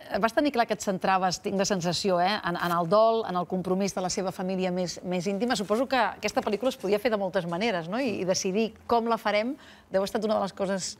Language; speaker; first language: Catalan; native; Catalan